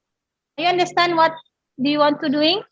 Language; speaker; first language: English; non-native, learner; Indonesian